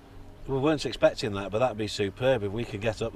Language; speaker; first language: English; native; English